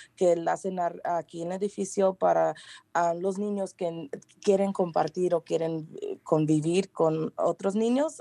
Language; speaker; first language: Spanish; early bilingual, heritage; Spanish